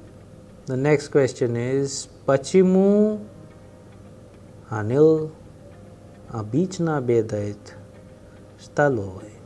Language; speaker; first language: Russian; non-native, fluent; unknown